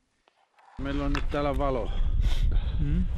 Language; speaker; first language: Finnish; native; Finnish